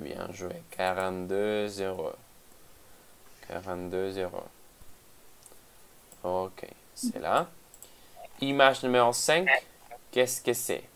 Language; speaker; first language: French; non-native, fluent; Spanish